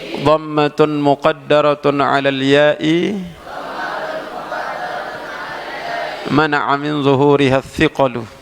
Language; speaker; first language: Arabic; non-native, fluent; Indonesian